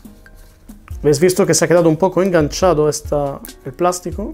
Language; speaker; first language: Spanish; non-native, fluent; Italian